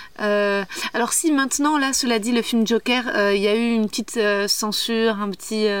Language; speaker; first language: French; native; French